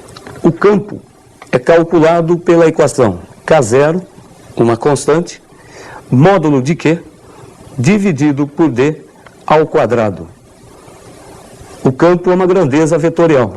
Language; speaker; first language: Portuguese; native; Portuguese